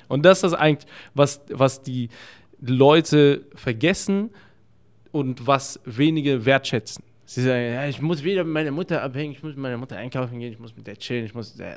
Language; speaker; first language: German; early bilingual, other home language; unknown